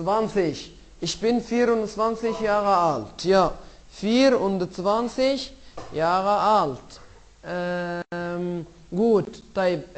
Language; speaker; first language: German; non-native, fluent; Arabic